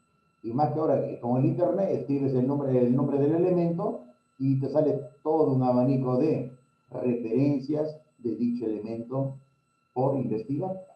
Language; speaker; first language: Spanish; native; Spanish